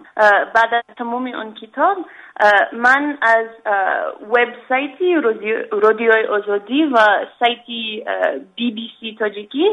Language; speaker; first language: Persian; non-native, learner; English